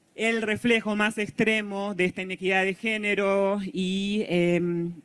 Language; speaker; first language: Spanish; native; Spanish